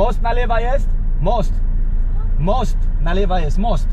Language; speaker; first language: Russian; non-native, learner; Polish